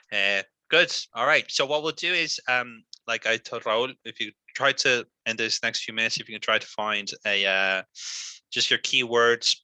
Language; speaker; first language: English; non-native, fluent; Spanish